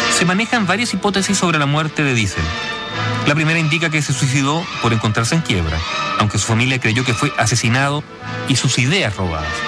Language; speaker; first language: Spanish; native; Spanish